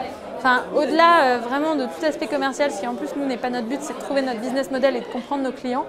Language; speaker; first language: French; native; French